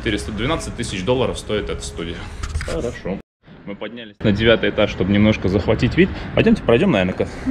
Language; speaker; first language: Russian; native; Russian